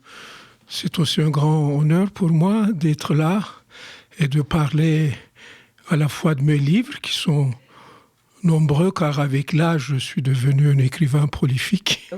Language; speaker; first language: French; non-native, fluent; Turkish